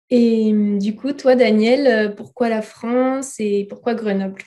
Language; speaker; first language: French; native; French